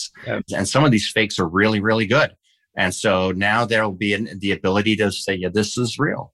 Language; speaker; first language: English; early bilingual, heritage; English